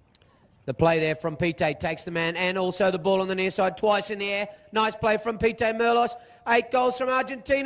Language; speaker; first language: English; native; English